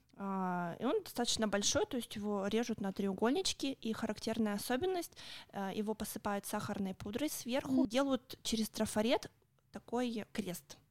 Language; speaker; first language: Russian; native; Russian